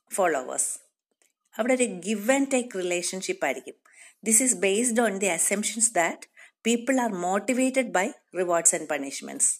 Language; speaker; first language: English; non-native, local second language; Malayalam